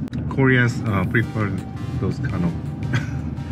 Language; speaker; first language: English; non-native, learner; Korean